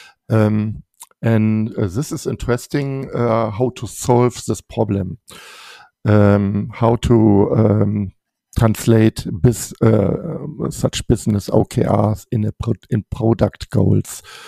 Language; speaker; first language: English; non-native, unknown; German